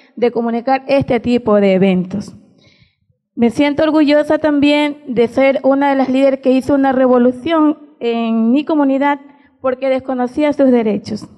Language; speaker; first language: Spanish; native; Spanish